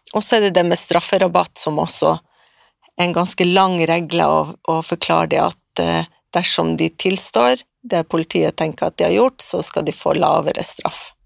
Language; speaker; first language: Norwegian; native; Norwegian